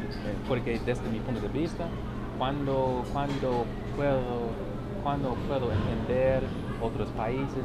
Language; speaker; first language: Spanish; non-native, learner; English